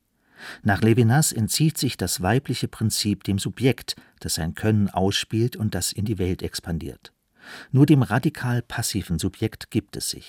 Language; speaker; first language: German; native; German